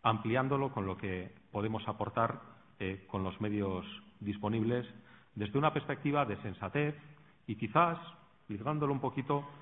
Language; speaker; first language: Spanish; native; Spanish